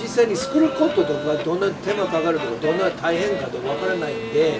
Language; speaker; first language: Japanese; non-native, fluent; English